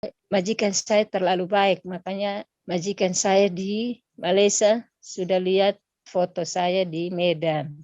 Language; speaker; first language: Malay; non-native, local second language; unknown